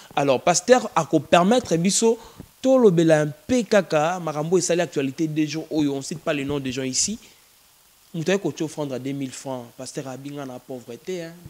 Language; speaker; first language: French; non-native, local second language; Lingala